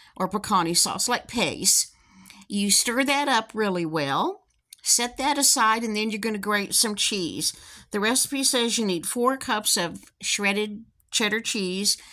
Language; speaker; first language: English; native; English